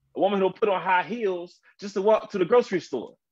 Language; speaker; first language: English; native; English